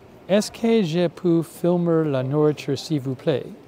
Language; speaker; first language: French; non-native, learner; English